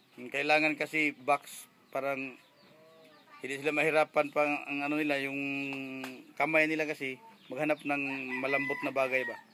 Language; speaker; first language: Filipino; non-native, local second language; Waray